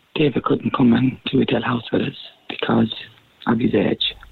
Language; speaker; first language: English; native; English